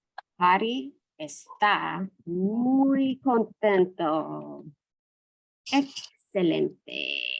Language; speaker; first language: Spanish; non-native, fluent; English